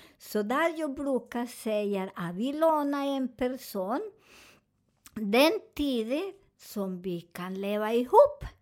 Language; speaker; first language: Swedish; non-native, learner; Spanish